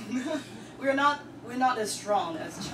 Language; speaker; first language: English; non-native, learner; Chinese